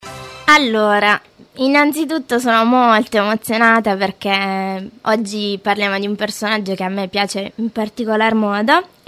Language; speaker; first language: Italian; native; Italian